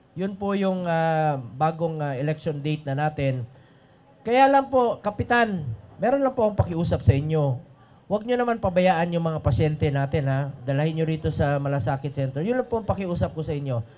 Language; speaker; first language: Filipino; non-native, local second language; Cebuano